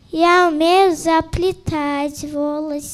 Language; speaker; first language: Russian; non-native, local second language; Tajik